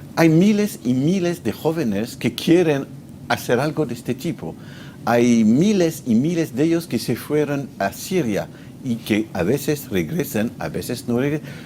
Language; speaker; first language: Spanish; non-native, fluent; French